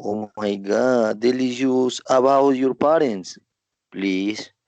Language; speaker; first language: English; non-native, learner; Spanish